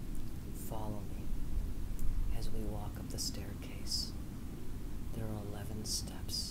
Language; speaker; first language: English; native; English